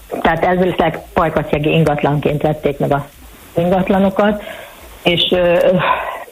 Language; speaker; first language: Hungarian; native; Hungarian